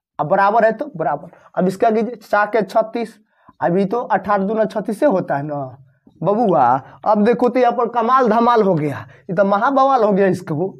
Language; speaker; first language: Hindi; native; Hindi